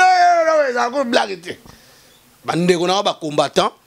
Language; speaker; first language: French; non-native, local second language; Lingala